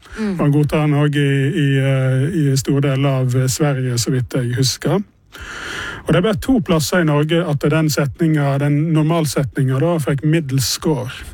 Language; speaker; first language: Norwegian; native; Norwegian